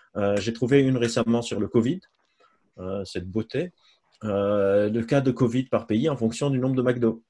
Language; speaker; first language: French; non-native, local second language; Arabic